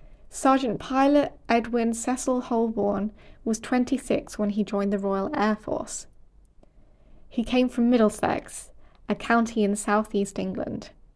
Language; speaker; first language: English; native; English